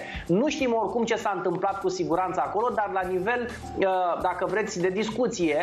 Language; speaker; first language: Romanian; native; Romanian